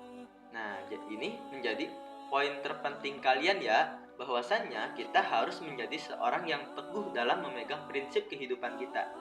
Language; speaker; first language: Indonesian; native; Indonesian